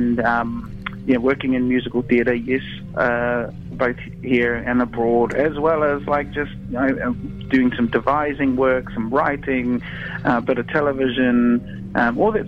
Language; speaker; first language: English; native; English